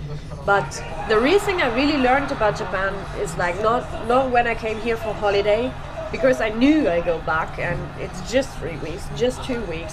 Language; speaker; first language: English; non-native, fluent; German